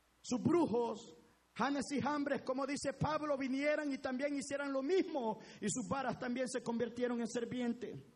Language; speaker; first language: Spanish; native; Spanish